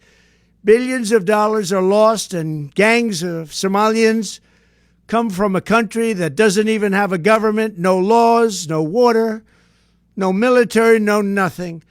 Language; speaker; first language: English; native; English